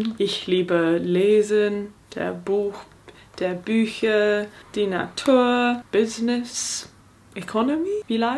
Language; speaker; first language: German; non-native, learner; English